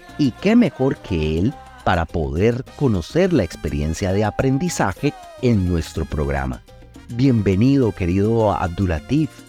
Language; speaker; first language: Spanish; native; Spanish